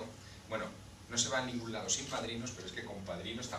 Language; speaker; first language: Spanish; native; Spanish